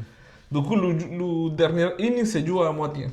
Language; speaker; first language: French; non-native, fluent; Spanish